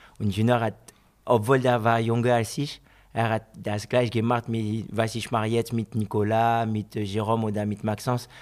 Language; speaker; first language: German; non-native, fluent; French